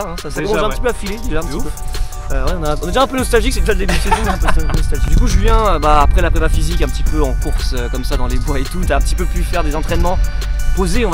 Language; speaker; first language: French; native; French